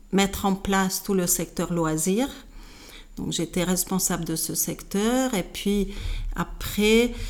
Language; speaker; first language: French; non-native, fluent; Hungarian